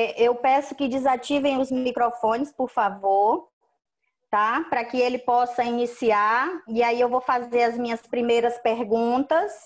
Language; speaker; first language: Portuguese; native; Portuguese